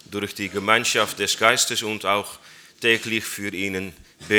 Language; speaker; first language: German; non-native, learner; Dutch